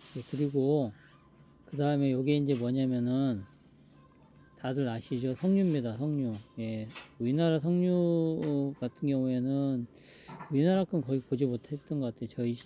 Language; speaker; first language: Korean; native; Korean